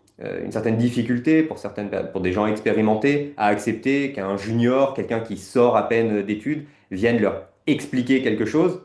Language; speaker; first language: French; native; French